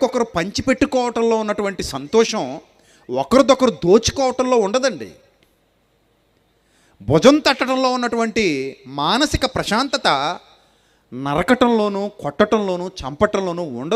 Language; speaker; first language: Telugu; native; Telugu